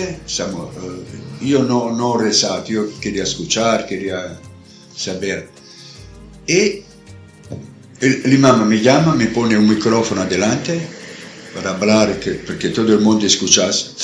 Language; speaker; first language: Spanish; non-native, learner; Italian